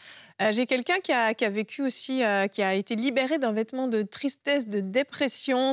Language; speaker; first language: French; native; French